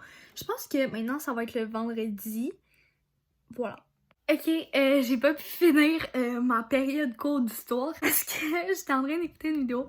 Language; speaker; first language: French; native; French